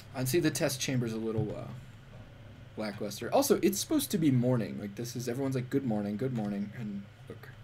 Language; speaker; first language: English; native; English